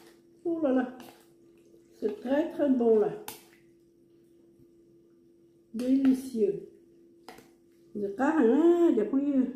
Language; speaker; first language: French; non-native, learner; Hmong